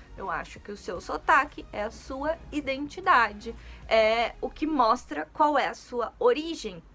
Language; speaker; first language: Portuguese; native; Portuguese